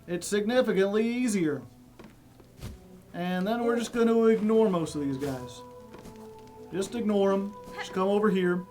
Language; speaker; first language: English; native; English